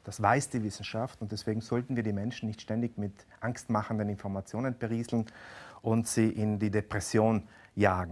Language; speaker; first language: German; native; German